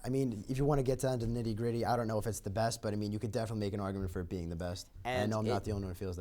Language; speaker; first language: English; native; English